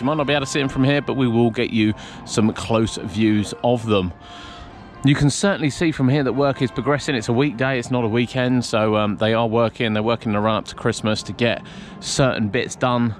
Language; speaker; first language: English; native; English